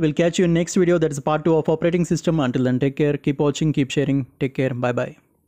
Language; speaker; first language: English; non-native, local second language; Telugu